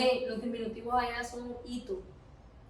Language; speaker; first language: Portuguese; non-native, learner; Spanish